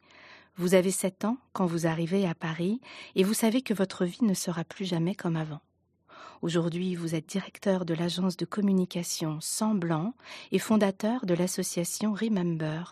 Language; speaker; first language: French; native; French